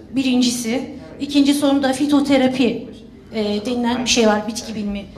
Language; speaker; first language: Turkish; native; Turkish